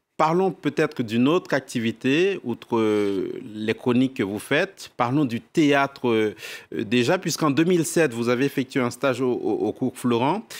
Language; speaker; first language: French; native; French